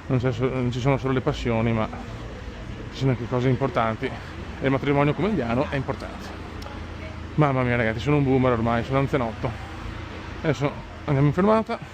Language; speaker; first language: Italian; native; Italian